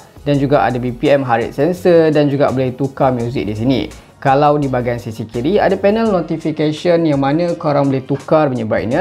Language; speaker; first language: Malay; native; Malay